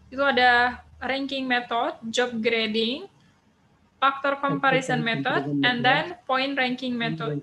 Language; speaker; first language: English; non-native, fluent; Indonesian